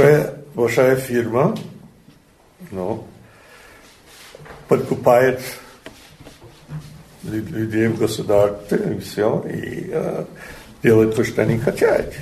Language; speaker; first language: Russian; non-native, learner; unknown